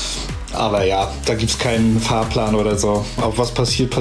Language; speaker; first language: German; native; German